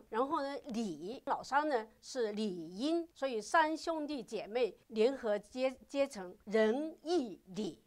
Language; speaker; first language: Chinese; non-native, fluent; Japanese